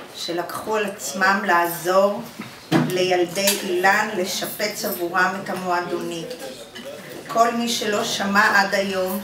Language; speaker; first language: Hebrew; native; Hebrew